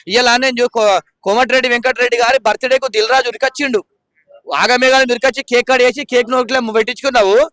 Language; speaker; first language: Telugu; native; Telugu